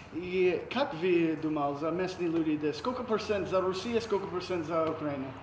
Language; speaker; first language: Russian; non-native, learner; English